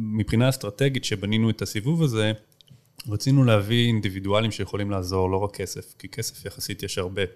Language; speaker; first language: Hebrew; native; Hebrew